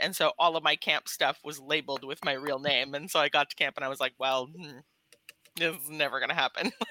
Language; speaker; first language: English; native; English